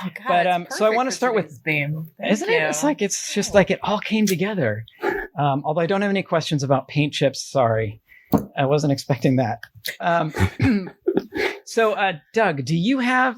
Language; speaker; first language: English; native; English